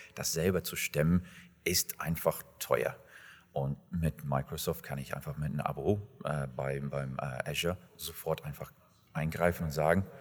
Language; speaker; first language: German; non-native, fluent; English